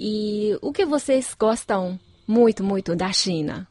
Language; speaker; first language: Portuguese; non-native, fluent; Chinese